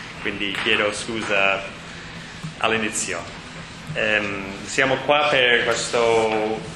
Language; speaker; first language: Italian; non-native, learner; English